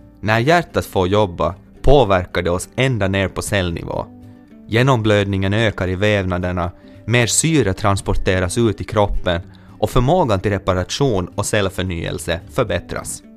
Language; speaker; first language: Swedish; native; Swedish